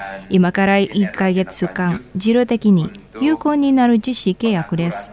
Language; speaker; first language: Japanese; non-native, fluent; Indonesian